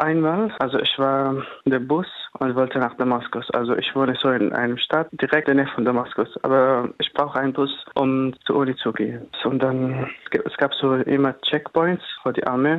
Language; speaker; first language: German; non-native, fluent; Arabic